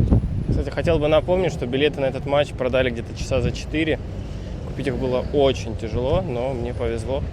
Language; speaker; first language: Russian; native; Russian